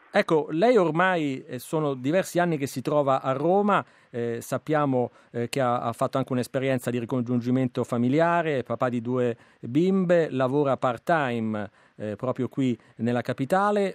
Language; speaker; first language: Italian; native; Italian